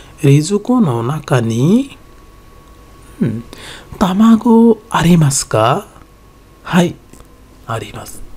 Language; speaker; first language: Japanese; non-native, learner; Bangla